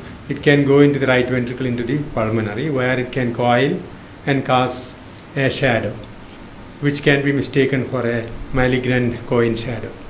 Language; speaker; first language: English; non-native, local second language; Malayalam